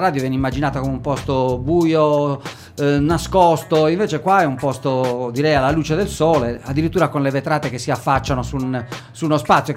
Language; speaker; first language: Italian; native; Italian